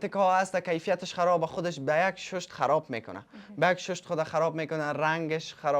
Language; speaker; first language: Persian; native; Persian